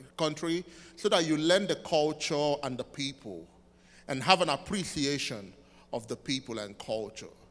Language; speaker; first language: English; non-native, local second language; Igbo